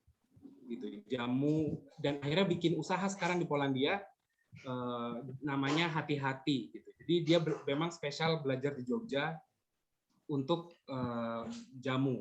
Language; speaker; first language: Indonesian; native; Indonesian